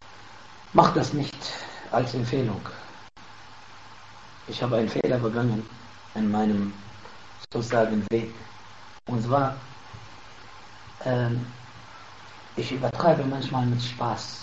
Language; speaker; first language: German; non-native, fluent; Arabic